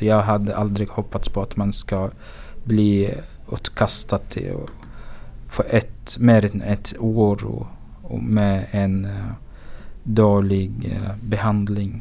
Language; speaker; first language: Swedish; non-native, fluent; Arabic